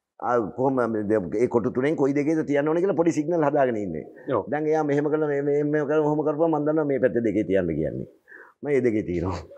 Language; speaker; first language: Sinhala; native; Sinhala